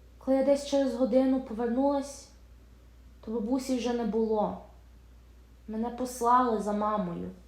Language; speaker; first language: Ukrainian; early bilingual, heritage; Ukrainian